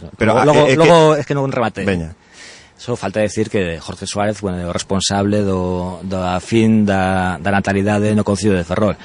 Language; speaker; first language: Galician; native; Galician